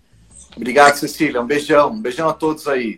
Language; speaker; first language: Portuguese; native; Portuguese